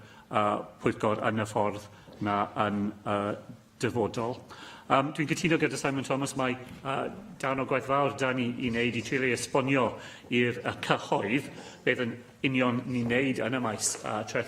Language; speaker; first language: Welsh; non-native, local second language; English